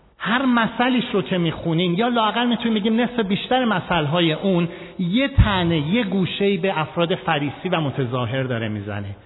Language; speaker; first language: Persian; native; Persian